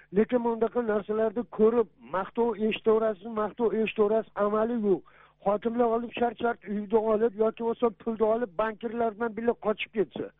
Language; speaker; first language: Uzbek; native; Uzbek